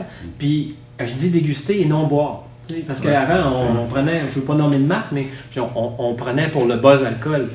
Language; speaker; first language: French; native; French